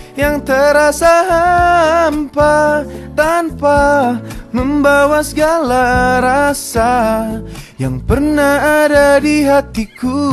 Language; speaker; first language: Indonesian; native; Indonesian